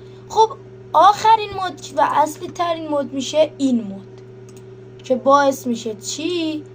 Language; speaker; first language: Persian; native; Persian